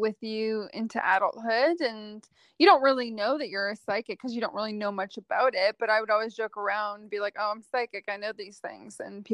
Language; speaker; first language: English; native; English